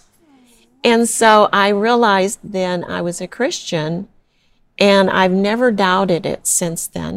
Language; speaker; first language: English; native; English